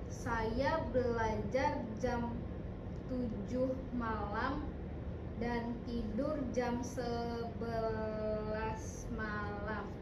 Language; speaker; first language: Indonesian; non-native, learner; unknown